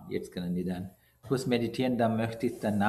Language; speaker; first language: German; non-native, learner; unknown